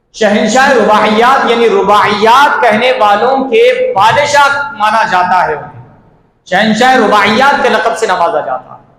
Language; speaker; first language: Urdu; native; Urdu